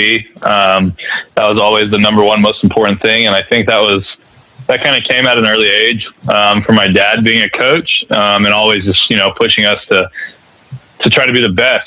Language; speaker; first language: English; native; English